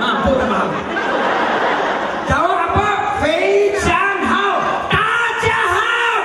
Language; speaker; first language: Malay; native; Malay